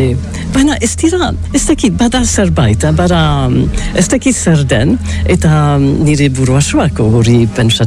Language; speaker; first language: Basque; non-native, learner; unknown